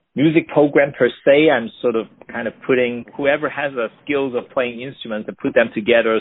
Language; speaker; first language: English; non-native, local second language; Cantonese